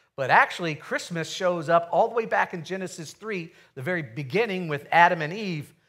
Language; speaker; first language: English; native; English